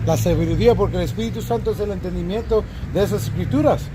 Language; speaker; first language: Spanish; early bilingual, other home language; English